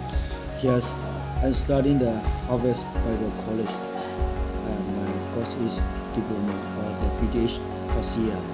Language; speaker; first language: English; non-native, learner; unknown